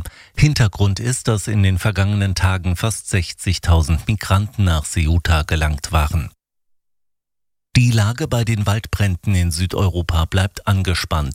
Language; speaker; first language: German; native; German